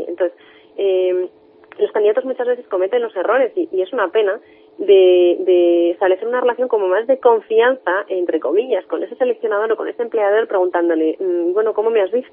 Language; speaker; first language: Spanish; native; Spanish